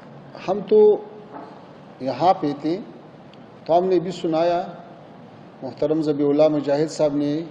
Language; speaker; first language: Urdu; non-native, fluent; Pashto